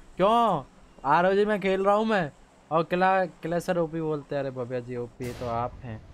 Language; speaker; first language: Hindi; native; Hindi